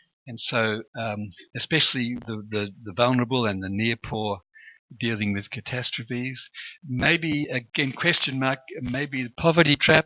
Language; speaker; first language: English; native; English